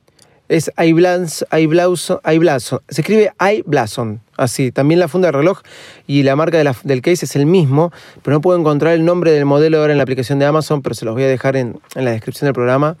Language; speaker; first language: Spanish; native; Spanish